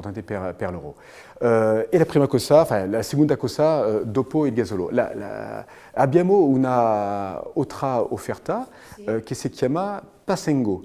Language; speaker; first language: Italian; non-native, fluent; French